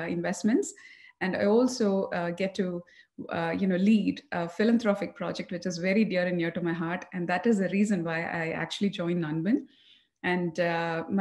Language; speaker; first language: English; non-native, local second language; Tamil